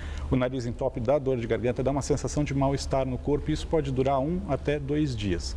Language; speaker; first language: Portuguese; native; Portuguese